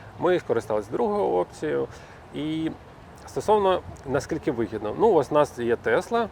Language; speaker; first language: Ukrainian; non-native, local second language; Russian